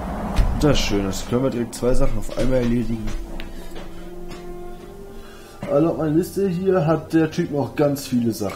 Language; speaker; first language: German; native; German